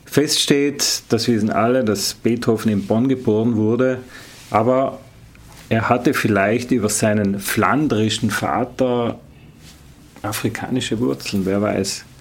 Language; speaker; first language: German; native; German